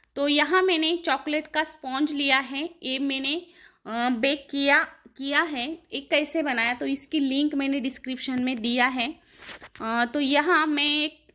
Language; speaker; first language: Hindi; non-native, local second language; Marathi